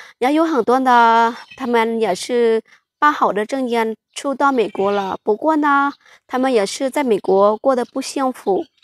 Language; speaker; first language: Chinese; non-native, fluent; Hmong